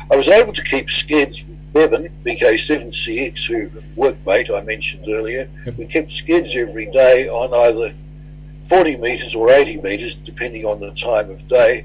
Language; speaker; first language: English; native; English